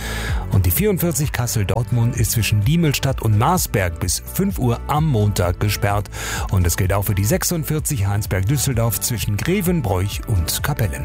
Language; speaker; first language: German; native; German